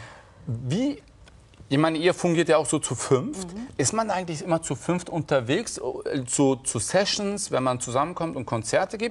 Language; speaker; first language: German; native; German